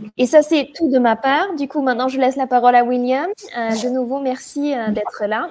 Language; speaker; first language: French; non-native, fluent; German